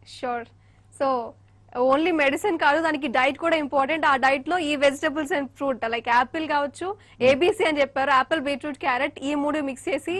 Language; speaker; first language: Telugu; native; Telugu